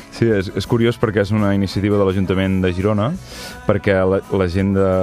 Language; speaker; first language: Catalan; native; Catalan